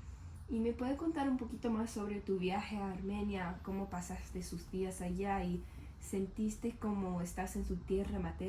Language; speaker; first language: Spanish; non-native, learner; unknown